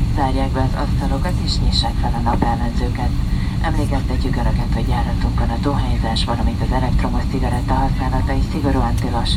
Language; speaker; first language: Hungarian; native; Hungarian